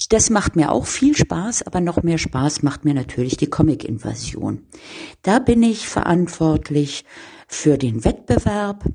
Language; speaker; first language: German; native; German